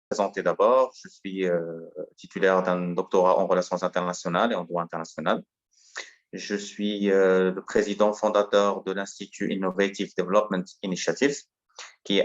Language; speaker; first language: French; non-native, local second language; Arabic